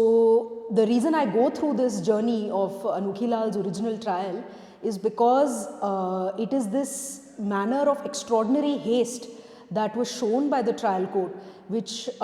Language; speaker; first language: English; non-native, local second language; Hindi